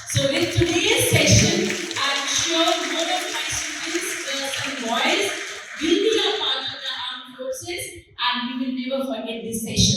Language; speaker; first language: English; non-native, local second language; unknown